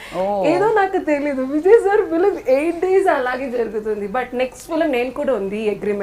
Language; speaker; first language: Telugu; non-native, learner; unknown